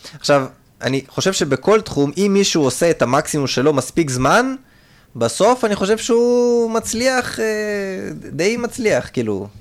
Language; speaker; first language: Hebrew; early bilingual, other home language; Russian